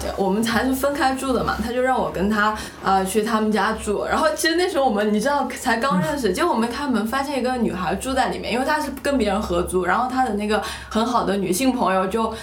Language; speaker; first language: Chinese; native; Chinese